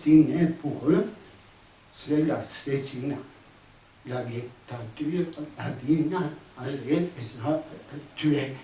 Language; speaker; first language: French; non-native, fluent; Spanish